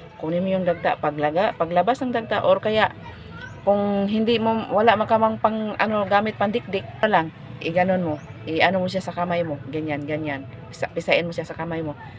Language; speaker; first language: Filipino; non-native, local second language; Cebuano